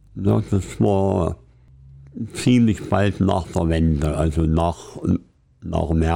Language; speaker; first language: German; native; German